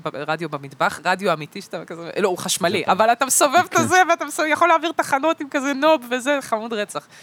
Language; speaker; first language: Hebrew; early bilingual, other home language; Russian